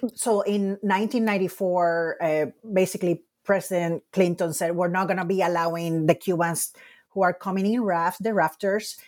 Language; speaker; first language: English; non-native, fluent; Spanish